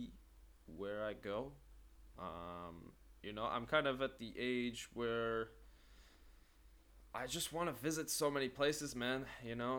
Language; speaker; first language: English; native; English